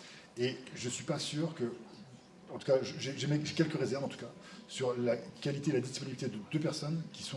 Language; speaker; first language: French; native; French